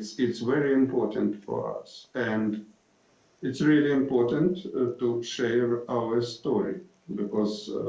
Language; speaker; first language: English; non-native, fluent; Ukrainian